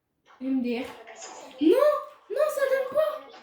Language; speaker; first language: French; native; French